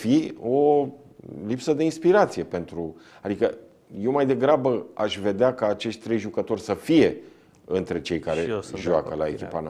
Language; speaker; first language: Romanian; native; Romanian